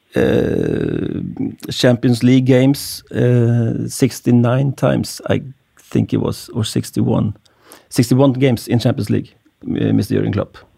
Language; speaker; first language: English; non-native, fluent; Norwegian